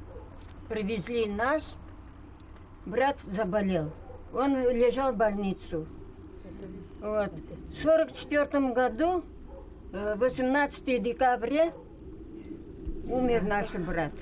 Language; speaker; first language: Russian; non-native, local second language; Crimean Tatar